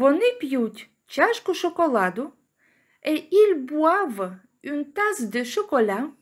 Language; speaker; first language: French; non-native, fluent; Ukrainian